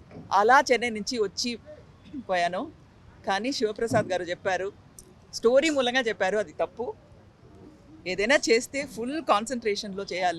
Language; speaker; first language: Telugu; non-native, local second language; Tamil